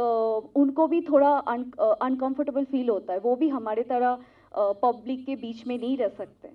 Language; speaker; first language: Hindi; non-native, local second language; Telugu